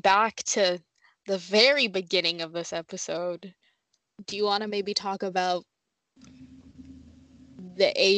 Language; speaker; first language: English; native; English